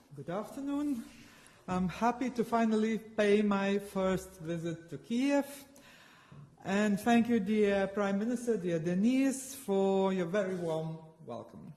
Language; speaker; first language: English; non-native, fluent; Lithuanian